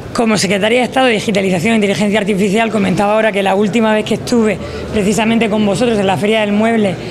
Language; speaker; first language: Spanish; native; Spanish